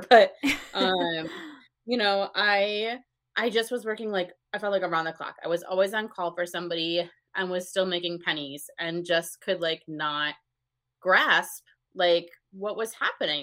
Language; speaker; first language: English; native; English